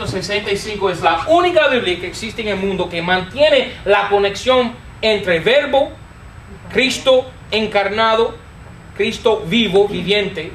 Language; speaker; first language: Spanish; non-native, fluent; English